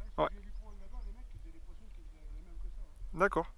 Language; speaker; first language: French; native; French